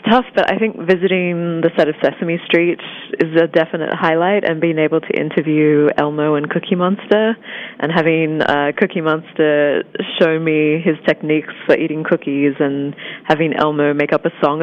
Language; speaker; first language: English; native; English